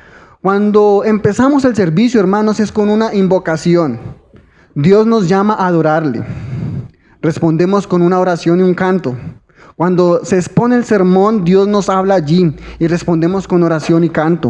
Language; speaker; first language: Spanish; native; Spanish